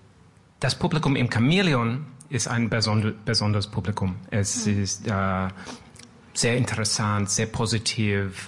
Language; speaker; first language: German; non-native, learner; French